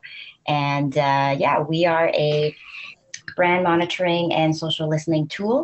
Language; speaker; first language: English; native; English